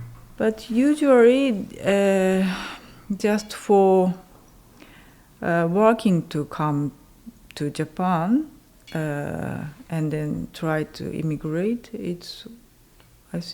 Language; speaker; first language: English; non-native, learner; Japanese